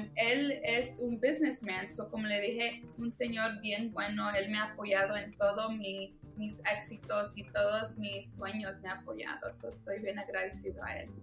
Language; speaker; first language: Spanish; early bilingual, heritage; Spanish